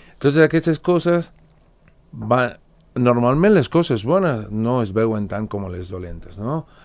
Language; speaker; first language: Catalan; non-native, fluent; Spanish